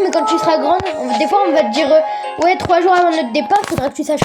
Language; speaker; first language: French; native; French